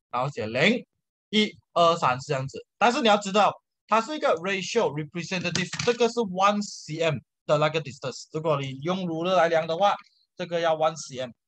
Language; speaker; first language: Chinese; native; Chinese